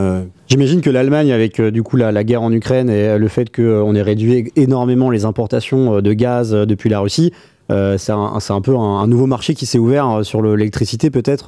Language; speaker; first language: French; native; French